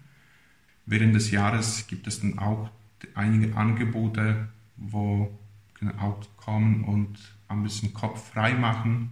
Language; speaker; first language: German; non-native, fluent; Polish